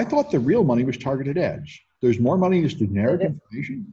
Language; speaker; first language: English; native; English